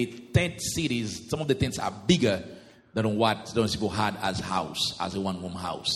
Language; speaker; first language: English; non-native, fluent; Haitian Creole